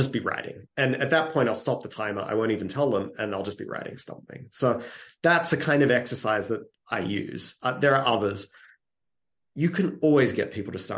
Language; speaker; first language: English; native; English